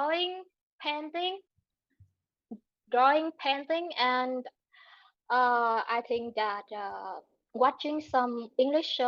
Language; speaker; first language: English; non-native, learner; Vietnamese